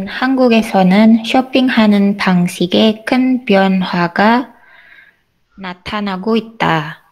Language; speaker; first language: Korean; non-native, learner; Indonesian